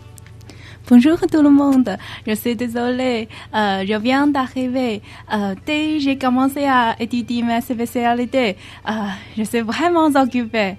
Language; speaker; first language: French; non-native, learner; Chinese